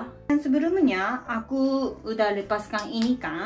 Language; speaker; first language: Indonesian; native; Indonesian